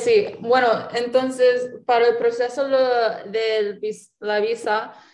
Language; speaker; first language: Spanish; non-native, fluent; English